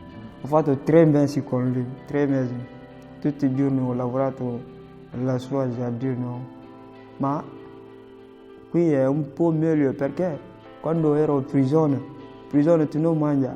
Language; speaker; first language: Italian; non-native, learner; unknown